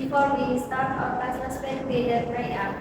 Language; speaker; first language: English; non-native, learner; Indonesian